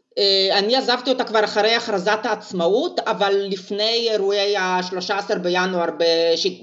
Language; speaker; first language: Hebrew; non-native, fluent; Russian